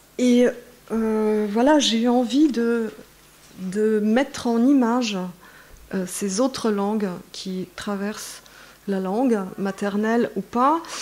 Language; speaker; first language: French; non-native, fluent; Russian